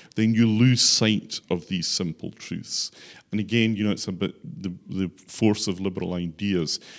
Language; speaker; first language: English; native; English